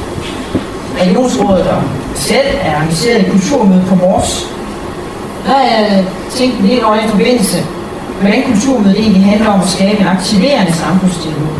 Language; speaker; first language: Danish; native; Danish